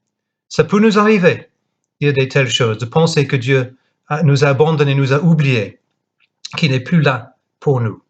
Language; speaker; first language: French; non-native, fluent; English